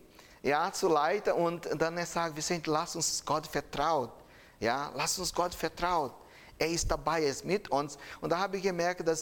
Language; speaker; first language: German; non-native, fluent; Portuguese